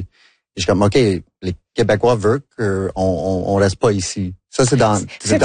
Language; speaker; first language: French; non-native, local second language; English